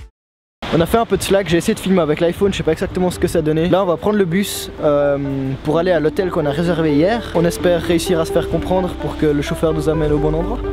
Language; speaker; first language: French; native; French